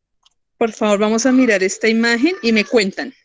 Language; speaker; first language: Spanish; native; Spanish